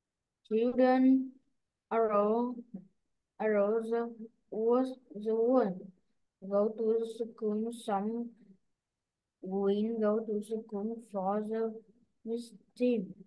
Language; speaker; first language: English; non-native, learner; Vietnamese